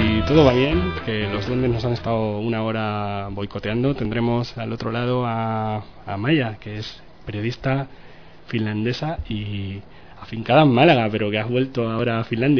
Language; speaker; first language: Spanish; native; Spanish